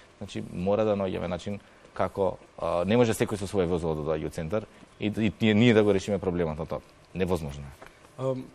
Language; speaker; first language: Macedonian; native; Macedonian